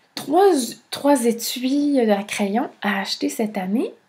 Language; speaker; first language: French; native; French